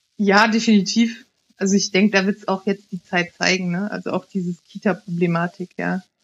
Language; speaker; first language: German; early bilingual, other home language; Italian